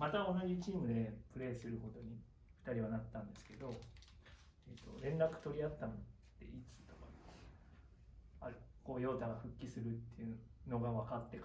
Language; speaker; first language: Japanese; native; Japanese